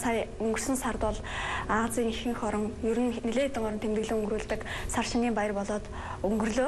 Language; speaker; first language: Mongolian; native; Mongolian